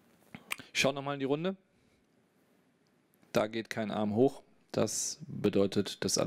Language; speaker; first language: German; native; German